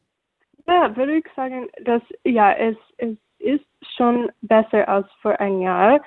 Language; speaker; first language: German; non-native, fluent; English